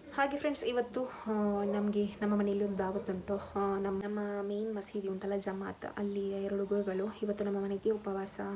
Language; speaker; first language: Kannada; non-native, local second language; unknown